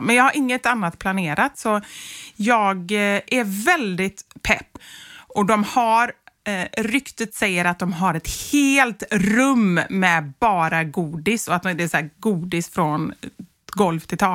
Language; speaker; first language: Swedish; native; Swedish